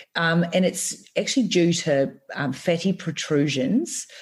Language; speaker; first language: English; native; English